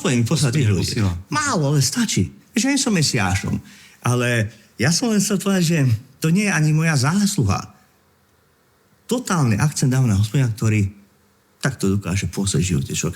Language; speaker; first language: Slovak; native; Slovak